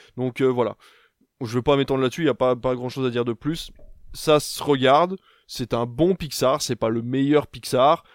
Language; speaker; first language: French; native; French